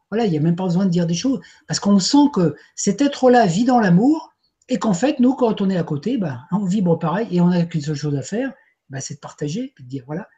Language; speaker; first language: French; native; French